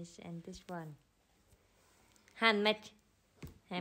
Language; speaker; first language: English; non-native, learner; Vietnamese